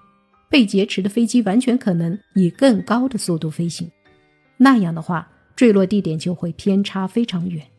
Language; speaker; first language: Chinese; native; Chinese